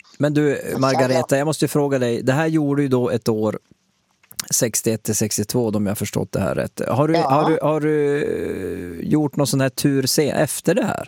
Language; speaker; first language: Swedish; native; Swedish